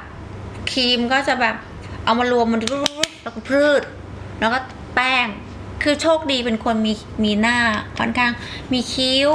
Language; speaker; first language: Thai; native; Thai